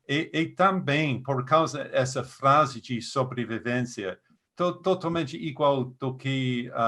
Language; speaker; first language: Portuguese; non-native, fluent; English